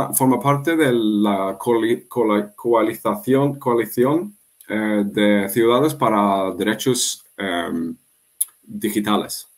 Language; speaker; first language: Spanish; non-native, fluent; Swedish